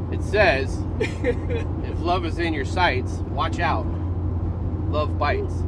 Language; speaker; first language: English; native; English